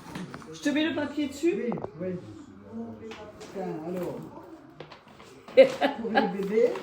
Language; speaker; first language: French; native; French